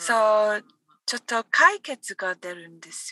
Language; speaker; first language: Japanese; non-native, learner; English